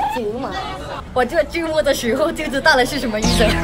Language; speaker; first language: Chinese; non-native, learner; Thai